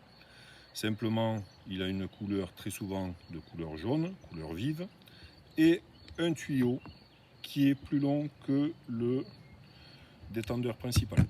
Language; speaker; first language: French; native; French